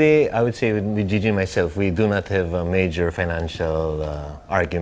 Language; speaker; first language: English; non-native, local second language; Filipino